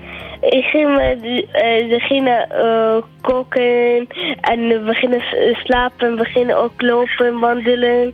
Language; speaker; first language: Dutch; non-native, learner; Arabic